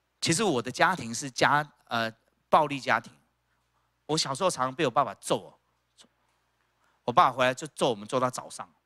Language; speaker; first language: Chinese; native; Chinese